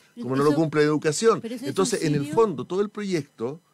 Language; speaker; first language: Spanish; native; Spanish